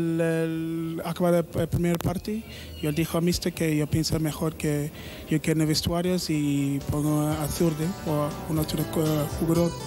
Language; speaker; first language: Spanish; non-native, learner; English